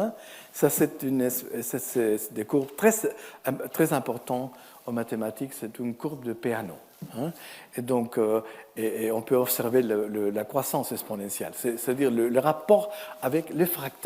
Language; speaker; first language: French; non-native, fluent; Spanish